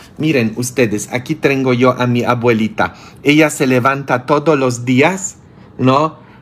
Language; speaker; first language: Spanish; non-native, fluent; Polish